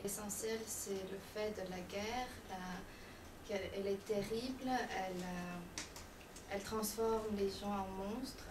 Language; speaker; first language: French; non-native, fluent; Lithuanian